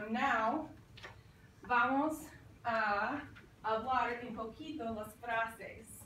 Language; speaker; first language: Spanish; non-native, fluent; English